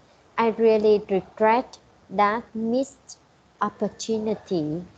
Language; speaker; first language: English; non-native, learner; Vietnamese